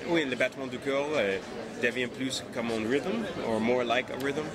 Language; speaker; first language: French; non-native, learner; English